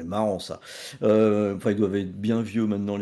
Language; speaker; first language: French; native; French